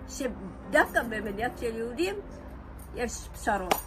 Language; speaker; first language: Hebrew; early bilingual, other home language; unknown